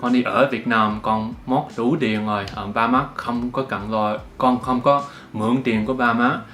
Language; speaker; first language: Vietnamese; early bilingual, heritage; Vietnamese